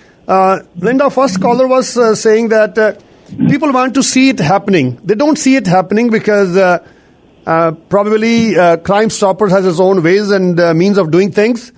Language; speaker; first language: English; non-native, local second language; Punjabi